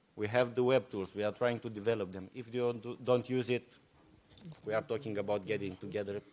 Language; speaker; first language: English; non-native, fluent; Romanian